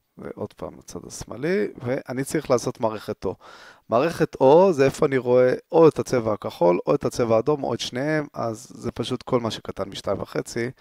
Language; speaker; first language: Hebrew; native; Hebrew